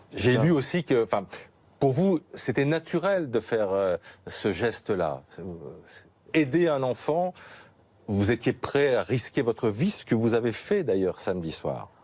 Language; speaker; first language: French; native; French